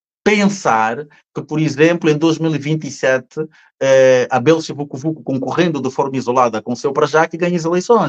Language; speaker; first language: Portuguese; native; Portuguese